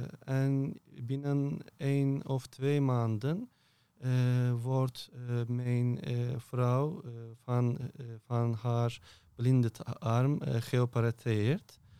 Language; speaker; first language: Dutch; non-native, learner; Turkish